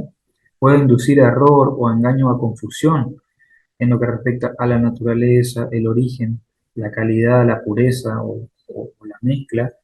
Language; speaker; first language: Spanish; native; Spanish